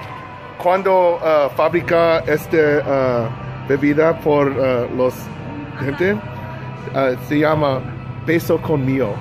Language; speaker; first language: Spanish; non-native, learner; English